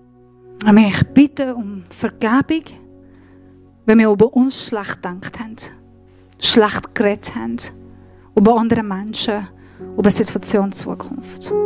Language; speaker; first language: German; non-native, fluent; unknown